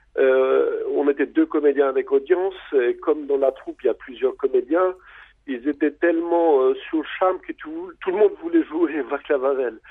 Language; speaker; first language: French; non-native, fluent; Albanian